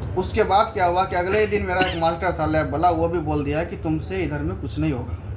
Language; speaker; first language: Hindi; native; Hindi